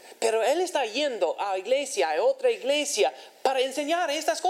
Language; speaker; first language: Spanish; non-native, fluent; English